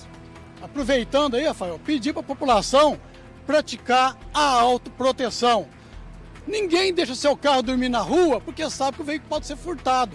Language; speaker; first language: Portuguese; native; Portuguese